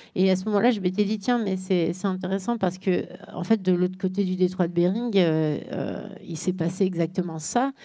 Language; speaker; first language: French; native; French